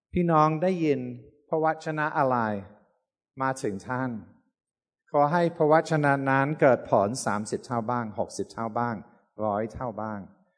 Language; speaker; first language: Thai; non-native, fluent; English